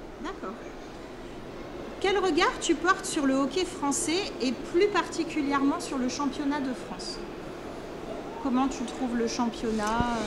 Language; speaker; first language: French; native; French